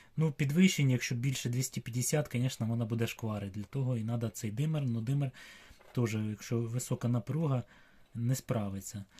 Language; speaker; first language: Ukrainian; non-native, local second language; Russian